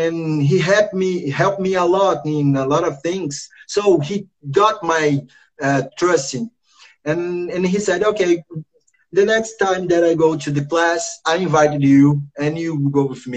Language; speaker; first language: English; non-native, learner; Portuguese